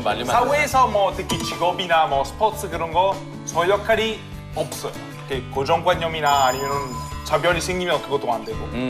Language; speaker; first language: Korean; non-native, fluent; Italian